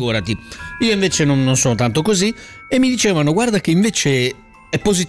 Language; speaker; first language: Italian; native; Italian